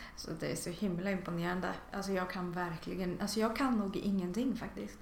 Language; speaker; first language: Swedish; native; Swedish